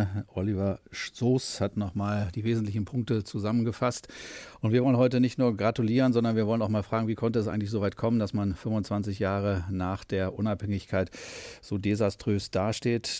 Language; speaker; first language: German; native; German